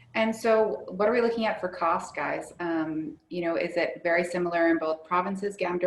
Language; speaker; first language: English; native; English